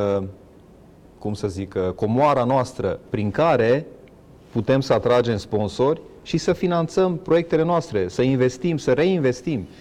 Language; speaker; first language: Romanian; non-native, local second language; Hungarian